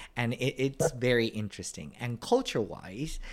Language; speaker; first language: English; non-native, fluent; Spanish